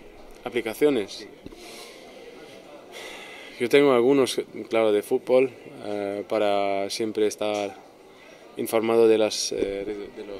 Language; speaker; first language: Spanish; non-native, fluent; German